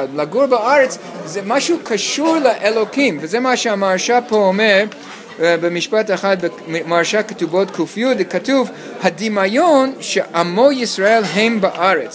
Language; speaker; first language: Hebrew; non-native, fluent; English